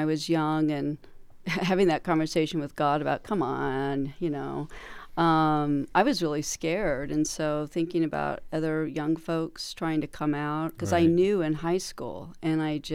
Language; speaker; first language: English; native; English